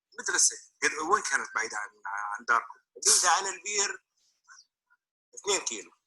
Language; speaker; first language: Arabic; native; Arabic